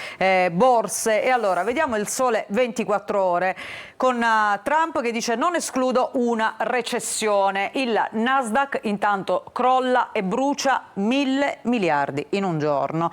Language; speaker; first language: Italian; native; Italian